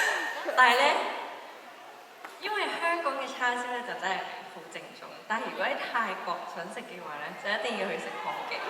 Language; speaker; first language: Cantonese; early bilingual, heritage; Cantonese